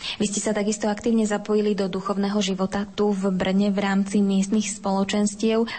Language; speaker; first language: Slovak; native; Slovak